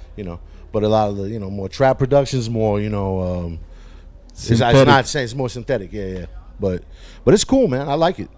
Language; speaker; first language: English; native; English